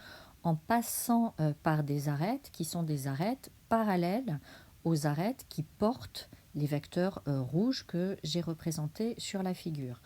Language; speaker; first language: French; native; French